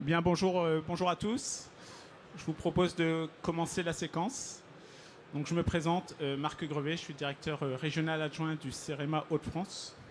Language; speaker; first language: French; native; French